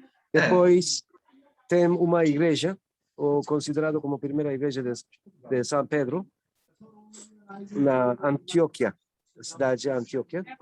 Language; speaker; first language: Portuguese; non-native, learner; Turkish